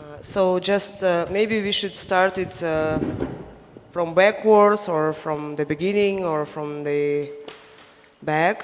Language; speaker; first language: English; non-native, fluent; Slovenian